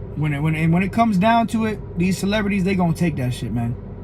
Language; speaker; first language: English; native; English